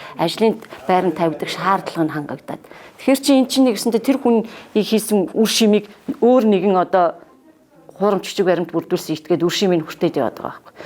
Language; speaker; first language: Mongolian; native; Mongolian